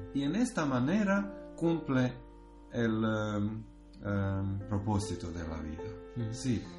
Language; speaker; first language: Spanish; non-native, learner; Croatian